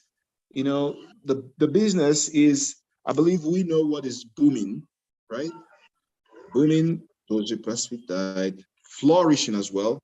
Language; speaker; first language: English; non-native, fluent; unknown